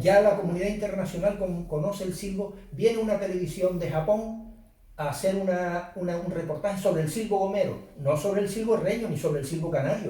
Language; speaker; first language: Spanish; native; Spanish